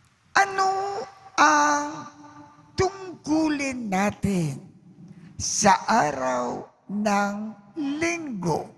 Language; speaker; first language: Filipino; native; Filipino